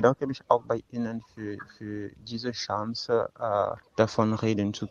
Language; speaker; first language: German; non-native, fluent; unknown